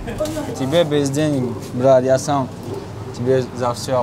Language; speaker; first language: Russian; non-native, learner; Tajik